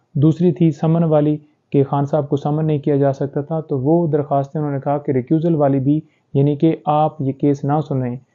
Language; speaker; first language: Urdu; native; Urdu